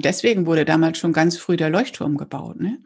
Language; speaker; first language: German; native; German